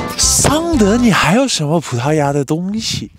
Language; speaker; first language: Chinese; non-native, fluent; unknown